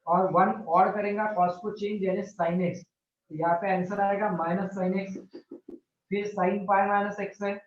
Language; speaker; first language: Hindi; non-native, local second language; Marathi